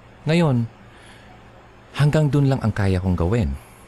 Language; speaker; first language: Filipino; native; Filipino